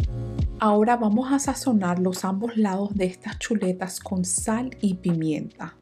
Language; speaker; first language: Spanish; non-native, fluent; English